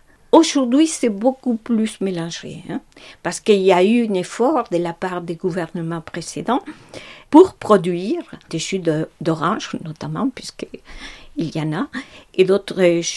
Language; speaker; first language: French; non-native, fluent; Spanish